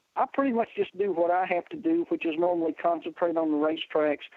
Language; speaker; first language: English; native; English